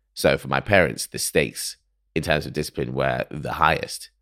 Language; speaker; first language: English; early bilingual, other home language; Akan